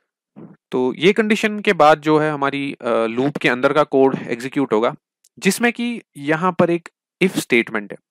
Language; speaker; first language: Hindi; non-native, local second language; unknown